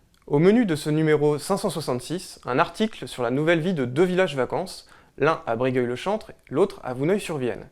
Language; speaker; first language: French; native; French